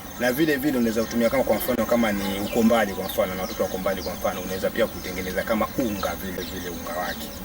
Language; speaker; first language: Swahili; non-native, local second language; Giryama